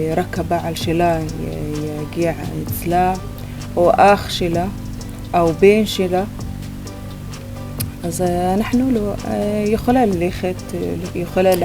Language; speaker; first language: Hebrew; non-native, local second language; Arabic